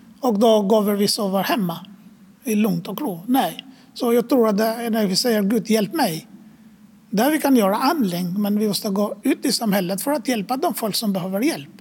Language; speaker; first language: Swedish; non-native, fluent; Arabic